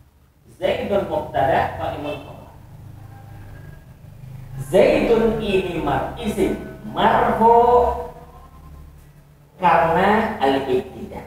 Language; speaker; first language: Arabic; non-native, fluent; Indonesian